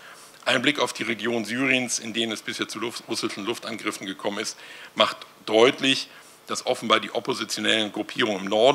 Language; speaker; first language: German; native; German